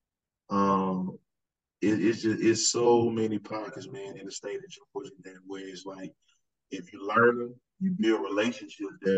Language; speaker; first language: English; native; English